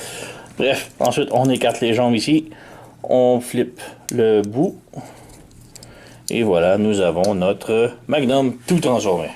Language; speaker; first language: French; native; French